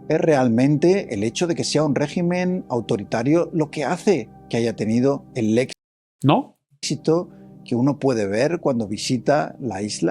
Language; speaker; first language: Spanish; native; Spanish